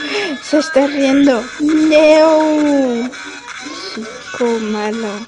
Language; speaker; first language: Spanish; early bilingual, heritage; Spanish